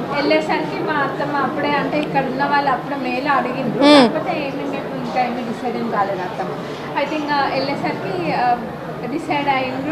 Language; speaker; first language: Telugu; native; Telugu